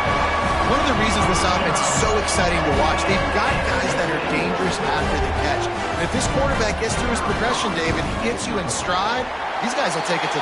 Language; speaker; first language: English; native; English